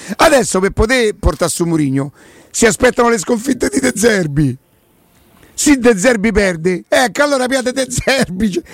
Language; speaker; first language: Italian; native; Italian